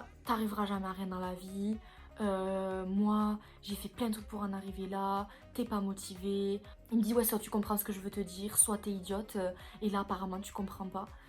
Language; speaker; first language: French; native; French